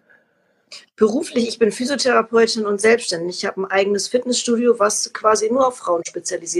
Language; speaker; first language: German; native; German